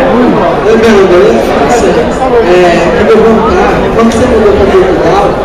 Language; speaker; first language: Portuguese; native; Portuguese